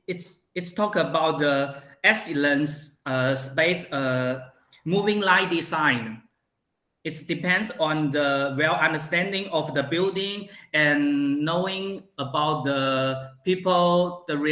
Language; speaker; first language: English; non-native, learner; Chinese